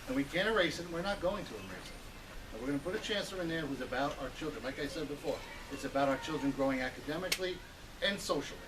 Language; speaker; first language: English; native; English